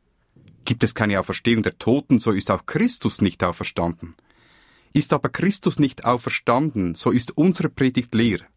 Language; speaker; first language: German; native; German